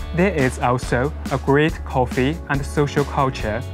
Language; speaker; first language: English; non-native, fluent; Chinese